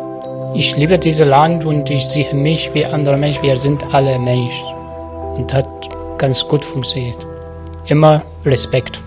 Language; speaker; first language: German; non-native, learner; Arabic